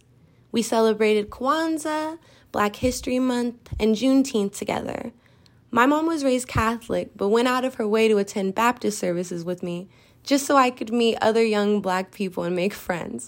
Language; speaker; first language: English; native; English